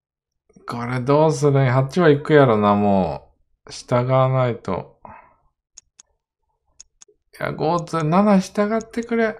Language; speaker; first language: Japanese; native; Japanese